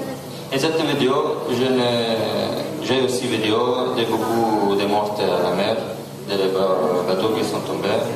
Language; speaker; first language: French; non-native, learner; Italian